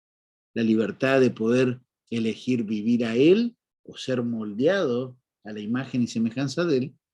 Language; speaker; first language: Spanish; native; Spanish